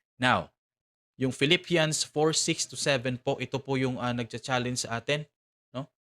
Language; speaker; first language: Filipino; non-native, local second language; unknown